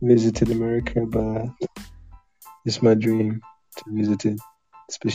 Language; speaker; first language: English; non-native, learner; Persian